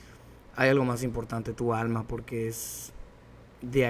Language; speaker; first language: Spanish; native; Spanish